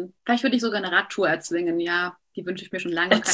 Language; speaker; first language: German; native; German